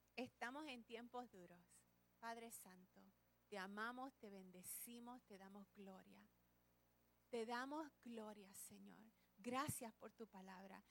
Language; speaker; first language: Spanish; early bilingual, heritage; Spanish